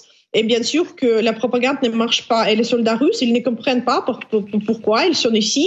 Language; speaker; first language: French; non-native, fluent; Ukrainian